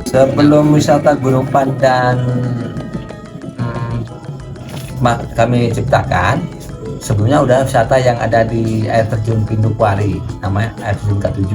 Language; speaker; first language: Indonesian; non-native, local second language; Javanese